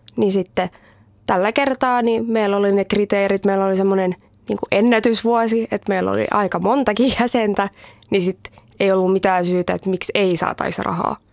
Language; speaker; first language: Finnish; early bilingual, heritage; Finnish